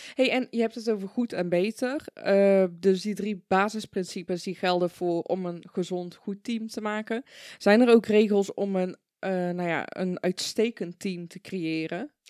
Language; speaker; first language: Dutch; early bilingual, other home language; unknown